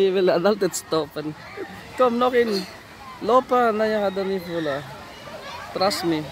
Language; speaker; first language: Dutch; non-native, learner; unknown